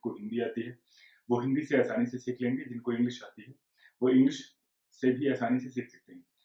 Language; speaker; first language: Hindi; native; Hindi